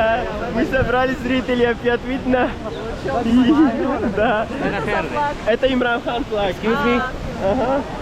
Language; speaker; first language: Russian; non-native, learner; Pashto